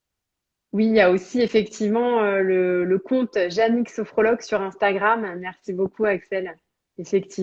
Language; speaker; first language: French; native; French